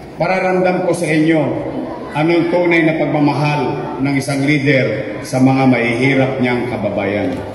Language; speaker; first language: Filipino; native; Filipino